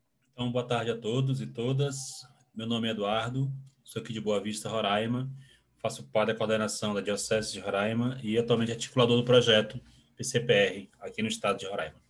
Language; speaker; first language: Portuguese; non-native, fluent; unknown